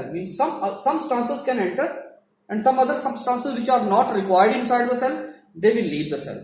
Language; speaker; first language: English; non-native, local second language; Hindi